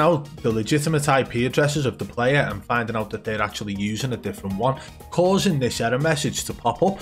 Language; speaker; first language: English; native; English